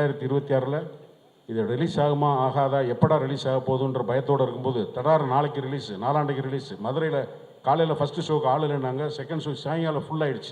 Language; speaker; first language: Tamil; native; Tamil